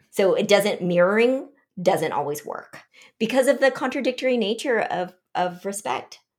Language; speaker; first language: English; early bilingual, other home language; Vietnamese